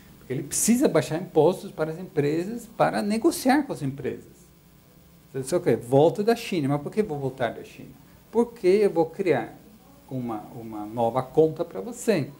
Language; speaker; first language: Portuguese; non-native, fluent; Dutch